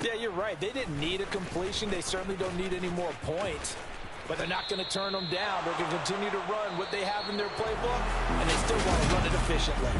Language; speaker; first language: English; native; English